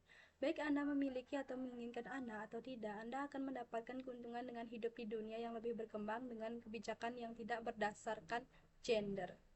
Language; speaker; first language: Indonesian; non-native, local second language; Balinese